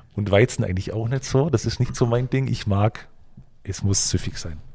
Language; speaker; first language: German; native; German